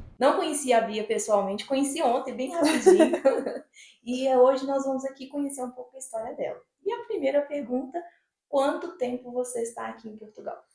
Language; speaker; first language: Portuguese; native; Portuguese